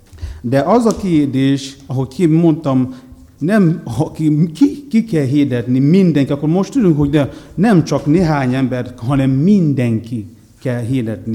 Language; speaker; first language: Hungarian; non-native, learner; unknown